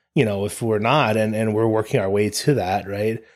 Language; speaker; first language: English; native; English